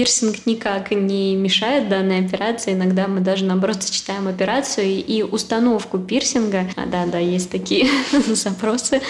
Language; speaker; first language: Russian; native; Russian